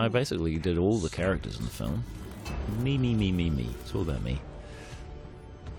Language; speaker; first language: English; native; English